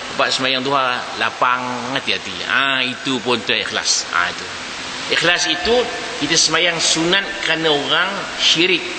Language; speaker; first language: Malay; native; Malay